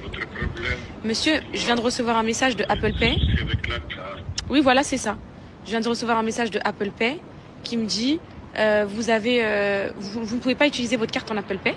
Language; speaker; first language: French; native; French